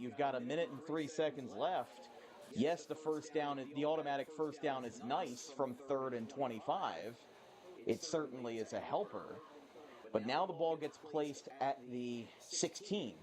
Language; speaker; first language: English; native; English